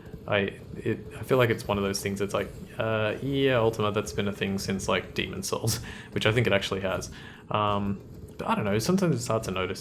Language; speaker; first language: English; native; English